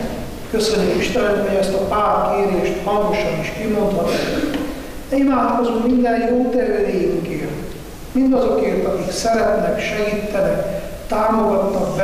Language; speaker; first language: Hungarian; non-native, fluent; Italian